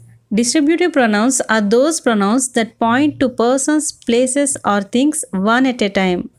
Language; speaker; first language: English; non-native, local second language; Telugu